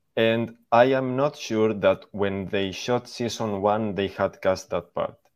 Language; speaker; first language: English; non-native, fluent; Spanish